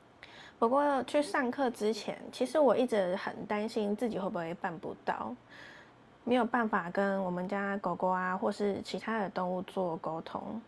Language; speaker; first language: Chinese; native; Chinese